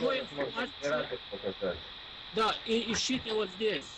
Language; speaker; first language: Russian; non-native, local second language; Lithuanian